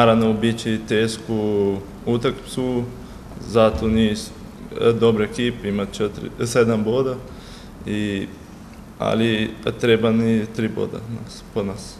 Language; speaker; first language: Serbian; non-native, learner; Portuguese